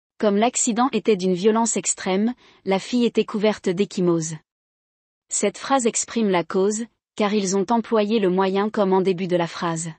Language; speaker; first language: French; non-native, local second language; Arabic